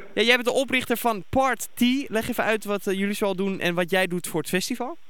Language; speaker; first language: Dutch; native; Dutch